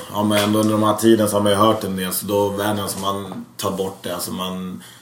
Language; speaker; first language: Swedish; early bilingual, other home language; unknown